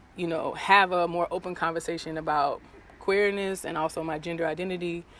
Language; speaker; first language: English; native; English